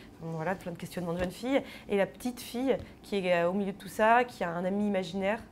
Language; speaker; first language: French; native; French